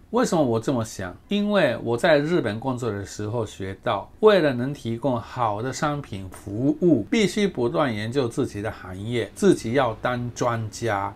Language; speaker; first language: Chinese; non-native, fluent; Japanese